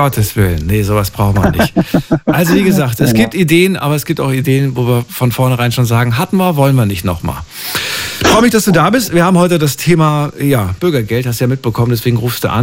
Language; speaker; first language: German; native; German